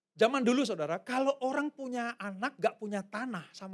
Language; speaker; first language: Indonesian; native; Indonesian